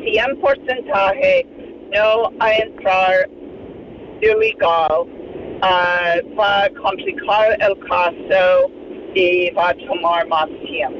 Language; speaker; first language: Spanish; non-native, learner; English